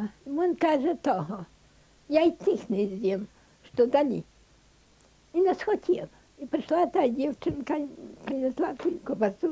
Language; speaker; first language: Polish; non-native, local second language; Ukrainian